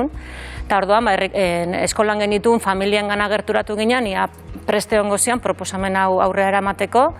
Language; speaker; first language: Basque; native; Basque